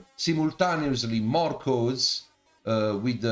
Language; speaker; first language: English; non-native, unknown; Italian